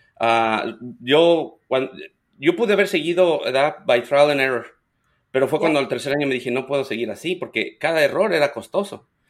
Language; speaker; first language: Spanish; native; Spanish